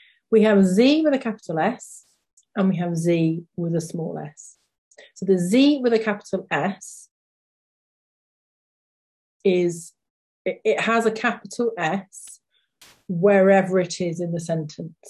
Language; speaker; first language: English; native; English